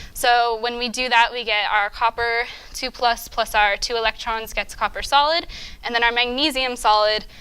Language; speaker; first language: English; native; English